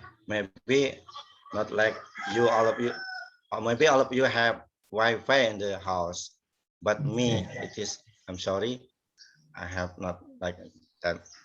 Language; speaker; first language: English; non-native, learner; Banjar